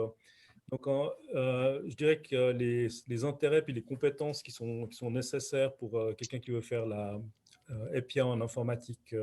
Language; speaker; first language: French; native; French